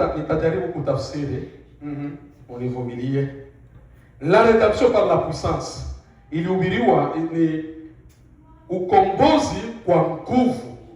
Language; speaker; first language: Swahili; native; Swahili